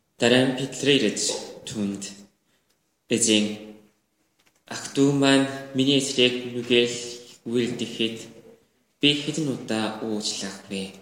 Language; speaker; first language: Mongolian; non-native, learner; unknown